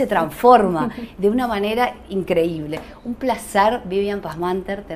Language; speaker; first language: Spanish; native; Spanish